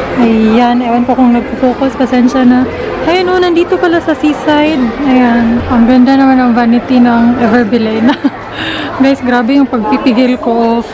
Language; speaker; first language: Filipino; non-native, local second language; Cebuano